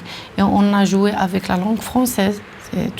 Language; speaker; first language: French; non-native, local second language; Arabic